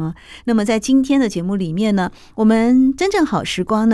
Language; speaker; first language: Chinese; native; Chinese